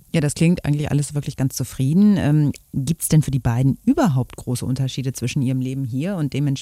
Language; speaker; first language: German; native; German